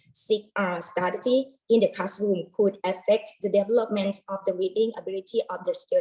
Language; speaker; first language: English; non-native, learner; Thai